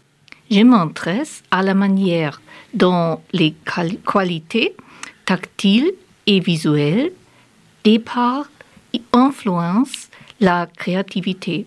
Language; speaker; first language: French; non-native, learner; German